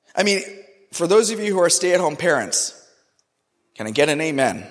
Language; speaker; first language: English; non-native, local second language; Urdu